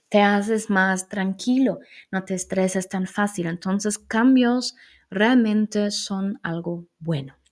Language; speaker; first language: Spanish; non-native, fluent; German